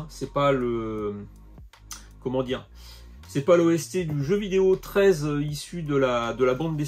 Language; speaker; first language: French; native; French